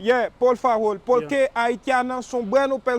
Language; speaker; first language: Spanish; non-native, learner; Haitian Creole